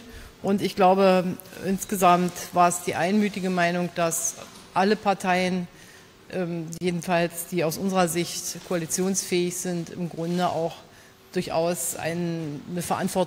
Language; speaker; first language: German; native; German